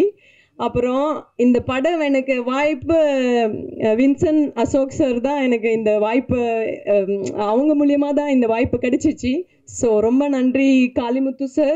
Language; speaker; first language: Tamil; non-native, learner; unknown